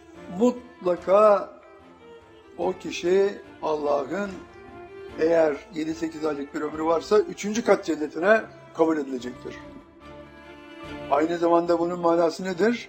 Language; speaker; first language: Turkish; native; Turkish